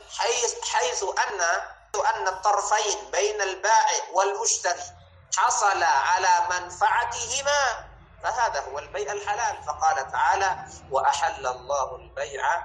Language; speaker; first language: Arabic; non-native, fluent; Indonesian